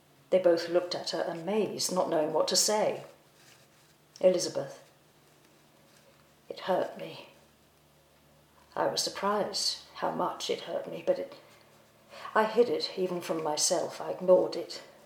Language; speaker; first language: English; native; English